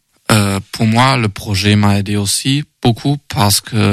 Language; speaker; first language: French; non-native, learner; German